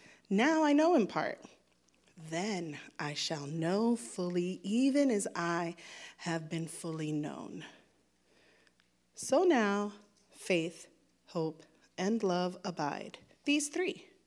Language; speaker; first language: English; native; English